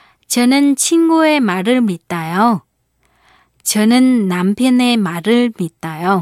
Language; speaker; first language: Korean; non-native, fluent; Vietnamese